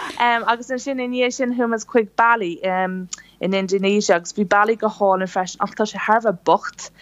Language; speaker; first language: Irish; non-native, local second language; English